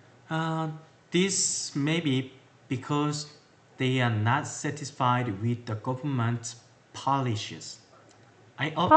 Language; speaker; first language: English; non-native, learner; Korean